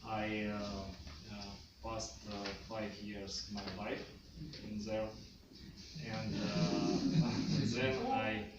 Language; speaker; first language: English; non-native, learner; Russian